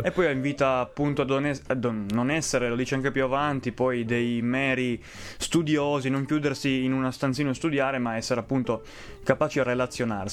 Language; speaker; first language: Italian; native; Italian